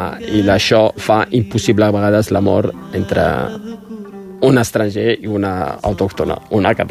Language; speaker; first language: Catalan; early bilingual, other home language; Riffian